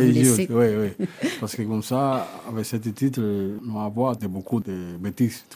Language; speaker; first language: French; non-native, learner; Spanish